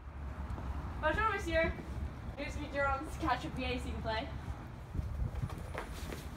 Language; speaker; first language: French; non-native, learner; English